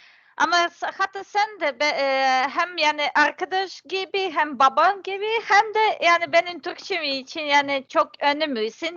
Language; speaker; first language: Turkish; non-native, learner; Serbian